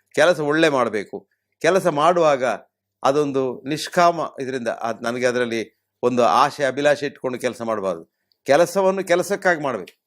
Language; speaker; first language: Kannada; native; Kannada